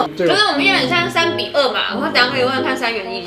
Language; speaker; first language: Chinese; non-native, fluent; Japanese